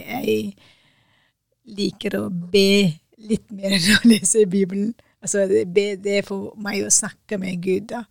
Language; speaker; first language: Norwegian; non-native, fluent; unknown